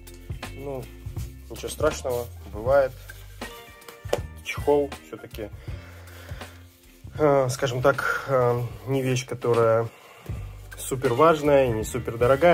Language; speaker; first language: Russian; native; Russian